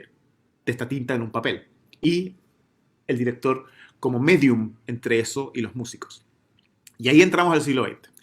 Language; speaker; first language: Spanish; native; Spanish